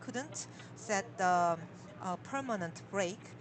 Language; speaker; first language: English; non-native, learner; Korean